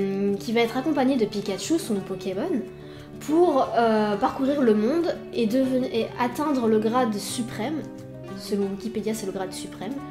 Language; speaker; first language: French; native; French